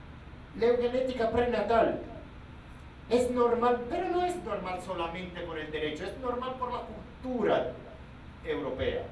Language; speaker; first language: Spanish; non-native, fluent; Italian